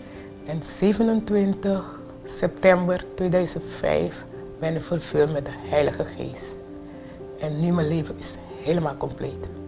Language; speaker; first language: Dutch; non-native, local second language; Papiamento